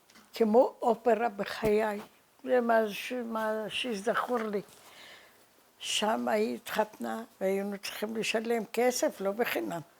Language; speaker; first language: Hebrew; early bilingual, other home language; Arabic